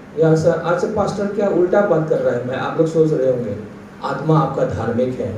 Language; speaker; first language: Hindi; non-native, local second language; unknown